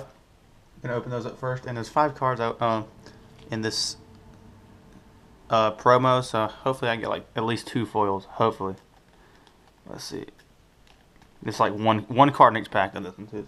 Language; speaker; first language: English; native; English